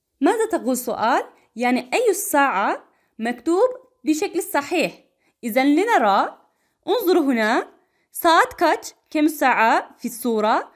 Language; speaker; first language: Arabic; non-native, learner; Turkish